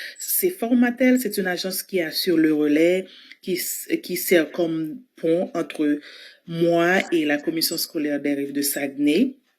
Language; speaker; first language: French; non-native, local second language; Haitian Creole